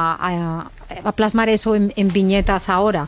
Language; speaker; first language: Spanish; native; Spanish